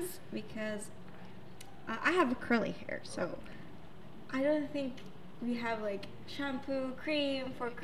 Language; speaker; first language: English; non-native, fluent; Arabic